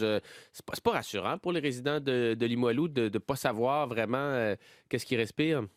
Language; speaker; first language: French; native; French